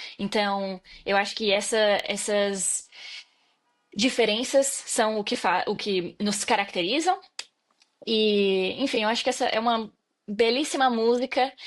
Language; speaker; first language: Portuguese; native; Portuguese